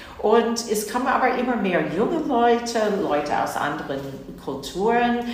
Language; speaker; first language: German; non-native, fluent; English